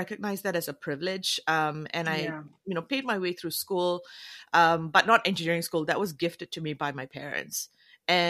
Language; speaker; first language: English; non-native, local second language; Tamil